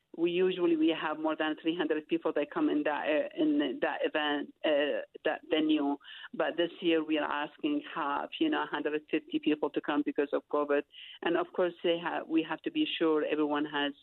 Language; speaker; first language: English; non-native, fluent; Arabic